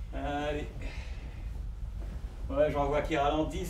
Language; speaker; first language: French; native; French